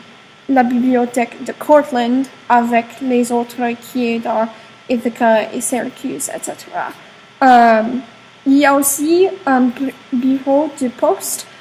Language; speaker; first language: French; non-native, learner; English